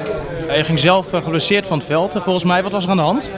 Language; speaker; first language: Dutch; native; Dutch